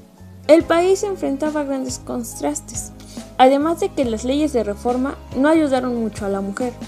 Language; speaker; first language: Spanish; native; Spanish